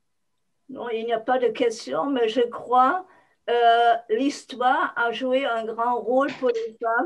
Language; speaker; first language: French; non-native, fluent; German